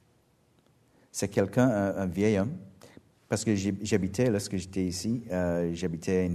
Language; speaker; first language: French; non-native, fluent; English